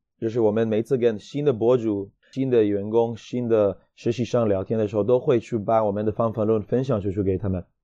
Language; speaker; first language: Chinese; non-native, fluent; Hebrew